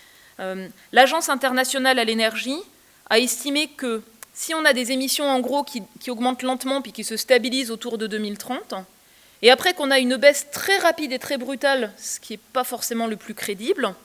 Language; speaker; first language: French; native; French